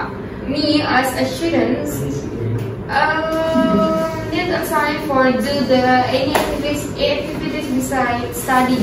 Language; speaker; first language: English; non-native, learner; Indonesian